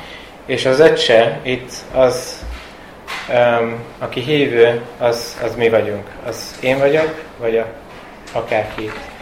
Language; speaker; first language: Hungarian; early bilingual, heritage; Hungarian